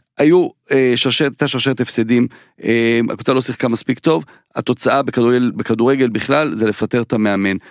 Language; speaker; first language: Hebrew; native; Hebrew